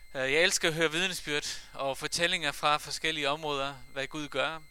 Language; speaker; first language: Danish; non-native, fluent; Faroese